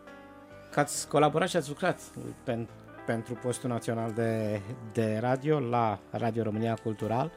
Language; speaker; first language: Romanian; native; Romanian